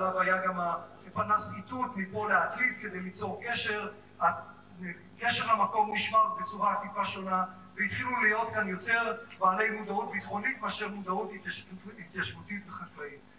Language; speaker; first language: Hebrew; native; Hebrew